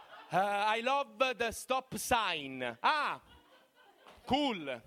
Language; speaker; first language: English; non-native, learner; Italian